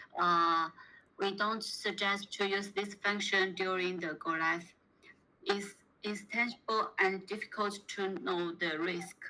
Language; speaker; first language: English; non-native, learner; Chinese